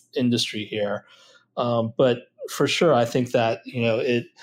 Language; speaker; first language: English; native; English